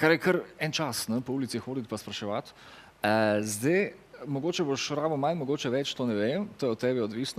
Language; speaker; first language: Slovenian; native; Slovenian